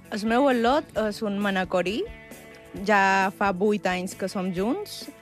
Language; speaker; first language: Catalan; early bilingual, other home language; Spanish